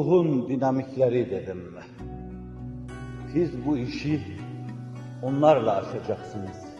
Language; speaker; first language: Turkish; native; Turkish